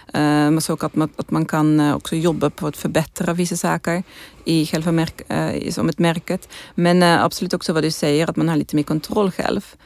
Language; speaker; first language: Swedish; non-native, fluent; Dutch